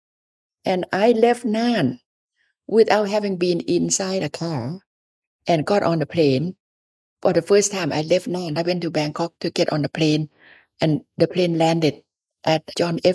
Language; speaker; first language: English; non-native, fluent; Thai